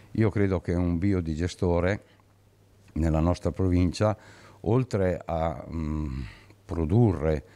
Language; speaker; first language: Italian; native; Italian